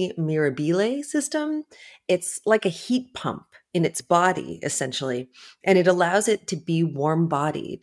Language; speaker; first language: English; native; English